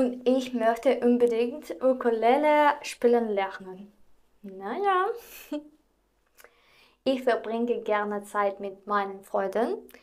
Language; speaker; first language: German; non-native, fluent; Russian